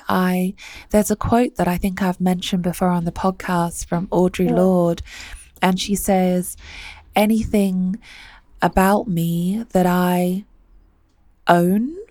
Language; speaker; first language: English; native; English